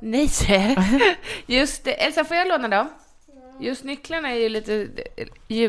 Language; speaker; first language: Swedish; native; Swedish